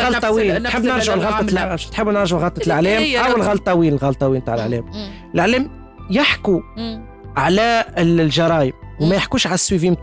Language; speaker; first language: Arabic; native; Arabic